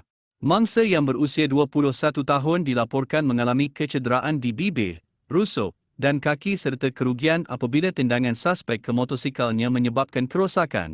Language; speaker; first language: Malay; native; Malay